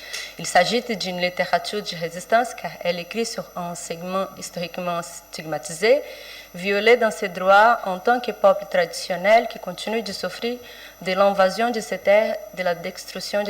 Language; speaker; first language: French; non-native, fluent; Portuguese